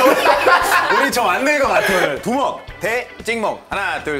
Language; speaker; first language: Korean; non-native, fluent; Spanish